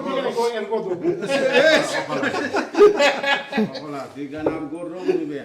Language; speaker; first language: Spanish; non-native, learner; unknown